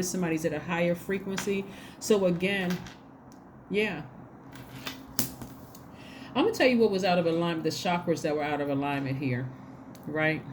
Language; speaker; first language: English; native; English